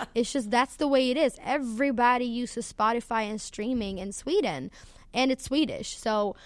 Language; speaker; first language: English; non-native, fluent; Swedish